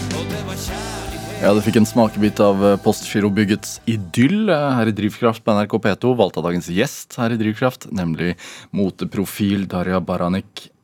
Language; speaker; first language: Norwegian; native; Norwegian